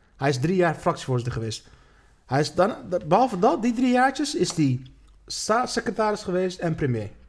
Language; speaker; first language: Dutch; early bilingual, other home language; Turkish